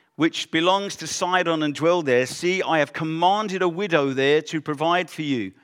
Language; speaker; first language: English; native; English